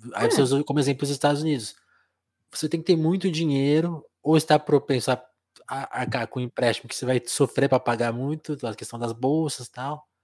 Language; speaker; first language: Portuguese; native; Portuguese